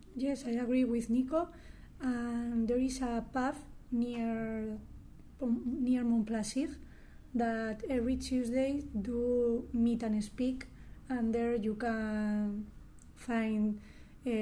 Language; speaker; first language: English; non-native, learner; Spanish